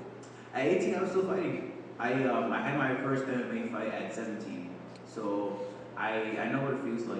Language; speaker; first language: English; native; English